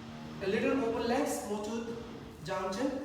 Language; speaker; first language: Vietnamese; non-native, learner; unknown